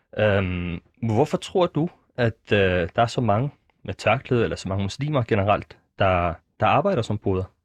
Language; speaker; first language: Danish; early bilingual, other home language; Arabic